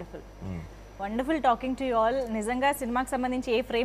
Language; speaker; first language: Telugu; native; Telugu